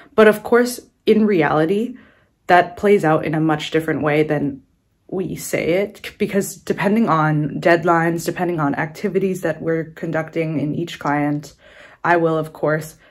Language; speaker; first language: English; native; English